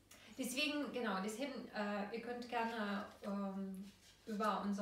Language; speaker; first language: German; non-native, fluent; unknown